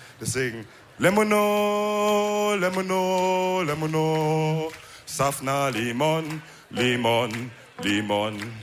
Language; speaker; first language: German; early bilingual, other home language; Wolof